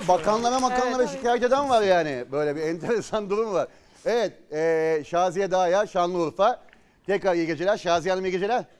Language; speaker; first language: Turkish; native; Turkish